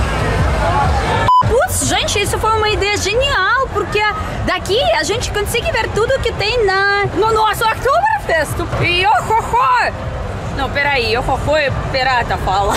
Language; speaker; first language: Portuguese; non-native, fluent; Russian